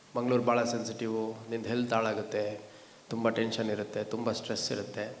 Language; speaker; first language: Kannada; native; Kannada